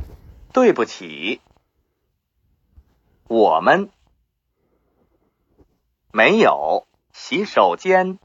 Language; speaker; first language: Chinese; non-native, learner; English